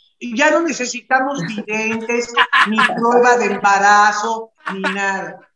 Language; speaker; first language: Spanish; native; Spanish